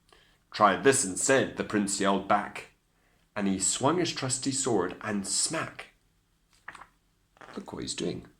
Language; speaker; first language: English; native; English